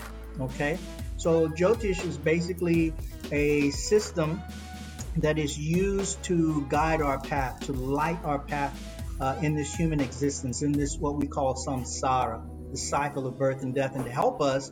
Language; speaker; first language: English; native; English